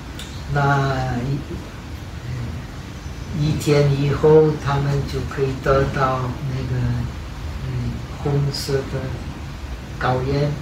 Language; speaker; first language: Chinese; non-native, fluent; Czech